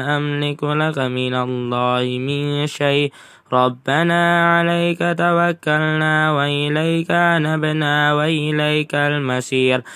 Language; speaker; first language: Arabic; non-native, learner; Indonesian